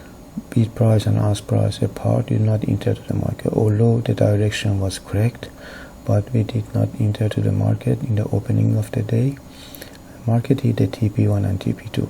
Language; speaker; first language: English; non-native, fluent; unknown